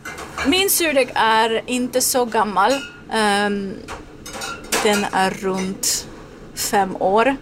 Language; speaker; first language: Swedish; non-native, learner; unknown